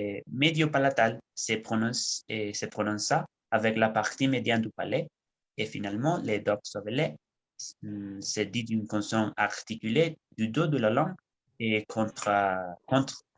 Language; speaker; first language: French; non-native, learner; Spanish